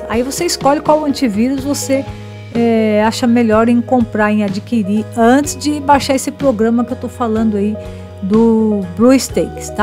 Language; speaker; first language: Portuguese; native; Portuguese